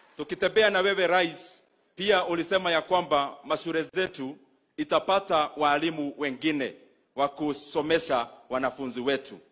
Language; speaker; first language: Swahili; non-native, local second language; Kikuyu